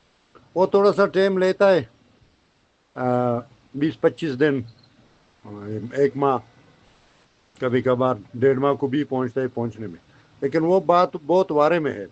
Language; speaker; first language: Hindi; non-native, fluent; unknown